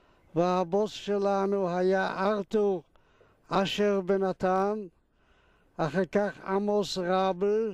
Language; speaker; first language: Hebrew; non-native, fluent; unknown